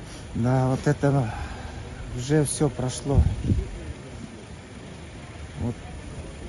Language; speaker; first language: Russian; non-native, local second language; Tuvinian